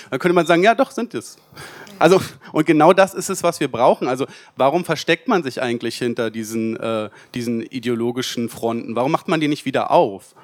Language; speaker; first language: German; native; German